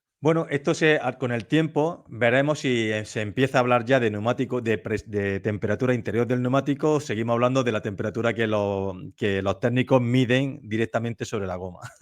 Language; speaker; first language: Spanish; native; Spanish